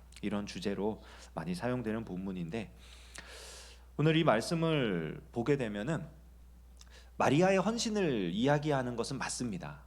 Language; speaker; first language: Korean; native; Korean